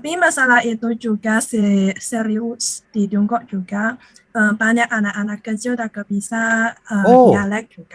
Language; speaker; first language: Indonesian; non-native, learner; Chinese